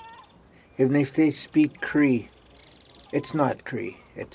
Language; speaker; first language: English; native; English